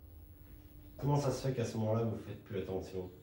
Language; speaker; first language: French; native; French